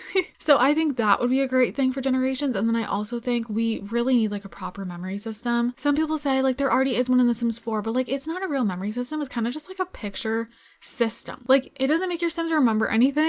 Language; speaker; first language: English; native; English